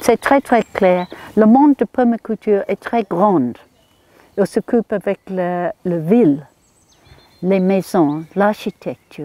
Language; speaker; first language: French; non-native, learner; English